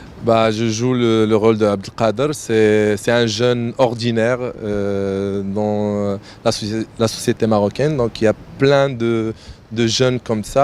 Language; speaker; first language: French; non-native, local second language; Arabic